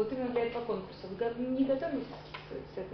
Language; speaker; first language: Russian; native; Russian